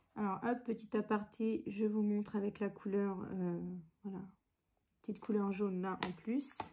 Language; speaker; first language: French; early bilingual, other home language; Portuguese